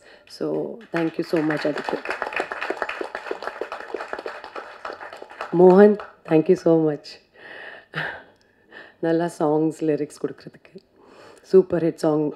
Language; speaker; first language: Tamil; non-native, fluent; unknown